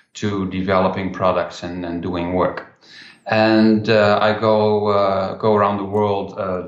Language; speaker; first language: English; non-native, fluent; Dutch